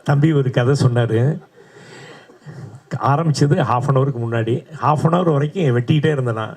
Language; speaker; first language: Tamil; native; Tamil